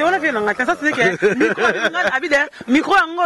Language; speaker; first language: French; non-native, local second language; Lingala